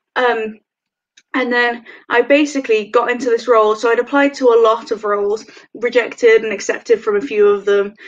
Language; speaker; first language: English; native; English